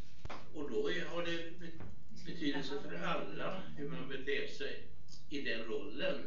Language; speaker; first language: Swedish; native; Swedish